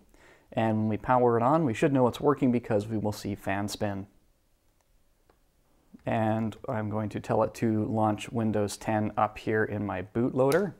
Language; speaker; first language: English; native; English